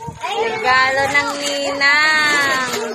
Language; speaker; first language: Filipino; native; Filipino